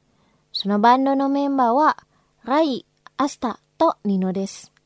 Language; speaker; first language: Japanese; non-native, fluent; Indonesian